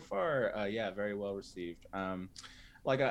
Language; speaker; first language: English; native; English